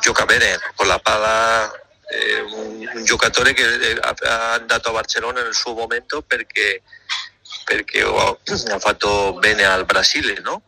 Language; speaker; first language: Italian; non-native, learner; Spanish